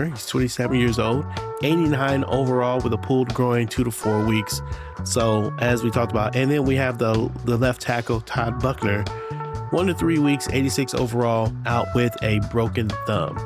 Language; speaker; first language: English; native; English